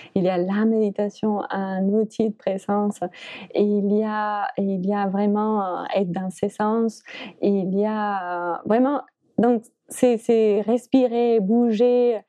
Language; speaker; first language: French; non-native, fluent; Spanish